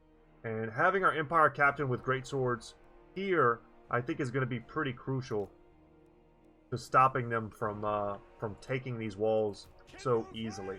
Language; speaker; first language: English; native; English